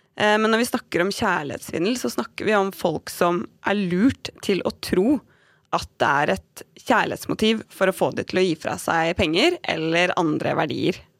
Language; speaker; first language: Norwegian; native; Norwegian